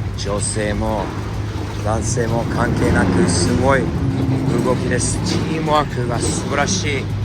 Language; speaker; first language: Japanese; non-native, fluent; English